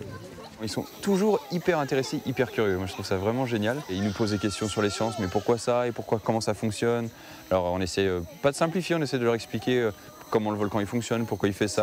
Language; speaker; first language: French; native; French